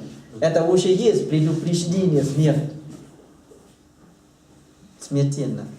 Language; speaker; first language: Russian; non-native, learner; Thai